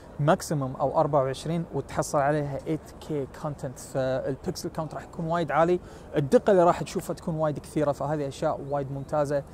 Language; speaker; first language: Arabic; native; Arabic